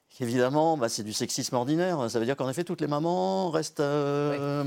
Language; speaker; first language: French; native; French